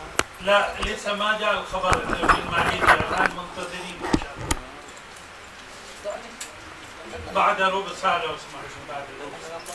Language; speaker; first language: Arabic; non-native, fluent; Urdu